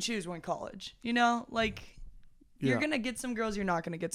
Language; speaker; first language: English; native; English